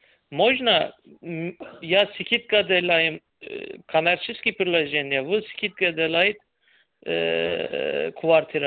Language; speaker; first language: Russian; non-native, learner; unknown